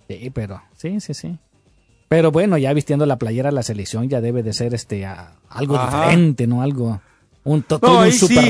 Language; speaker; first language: Spanish; native; Spanish